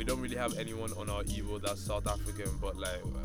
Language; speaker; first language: English; non-native, local second language; Yoruba